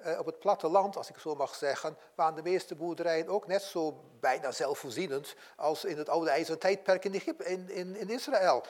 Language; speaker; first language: Dutch; native; Dutch